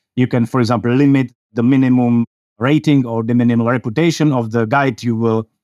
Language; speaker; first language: English; non-native, fluent; Czech